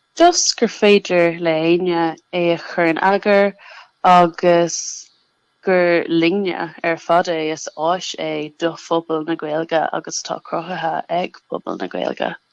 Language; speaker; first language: Irish; non-native, local second language; English